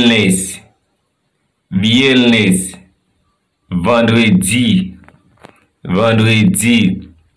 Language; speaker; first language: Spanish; non-native, fluent; Haitian Creole